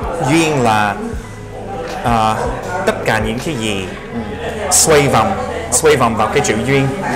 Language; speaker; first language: Vietnamese; non-native, fluent; English